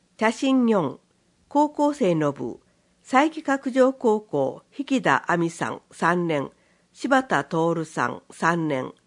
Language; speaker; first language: Japanese; native; Japanese